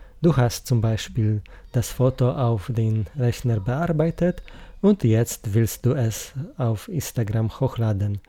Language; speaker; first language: German; non-native, learner; Polish